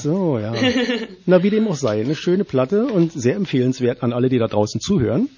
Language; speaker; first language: German; native; German